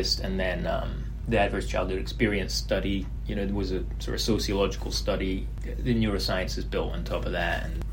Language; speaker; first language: English; native; English